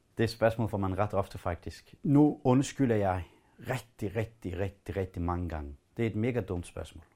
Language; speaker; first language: Danish; early bilingual, other home language; Kurdish